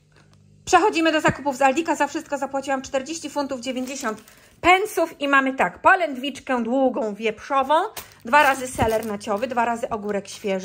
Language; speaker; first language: Polish; native; Polish